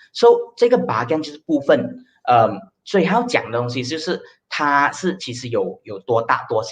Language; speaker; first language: Chinese; native; Chinese